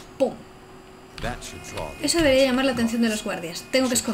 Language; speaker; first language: Spanish; native; Spanish